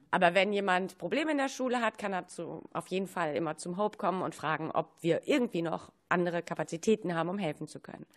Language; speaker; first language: German; native; German